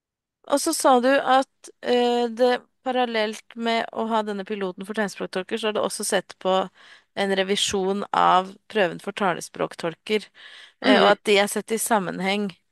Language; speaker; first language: Norwegian; native; Norwegian